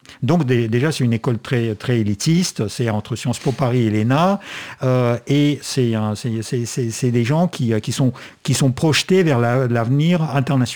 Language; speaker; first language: French; non-native, fluent; Russian